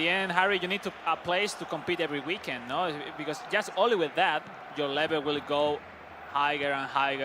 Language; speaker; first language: English; non-native, fluent; Spanish